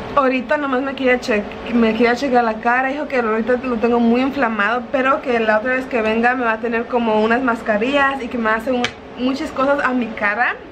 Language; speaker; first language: Spanish; early bilingual, heritage; Spanish